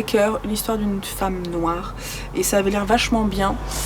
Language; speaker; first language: French; native; French